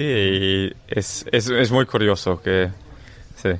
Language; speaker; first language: Spanish; non-native, learner; English